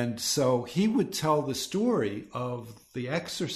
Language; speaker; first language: English; native; English